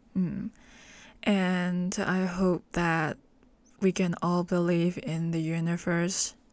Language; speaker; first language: English; non-native, local second language; Cantonese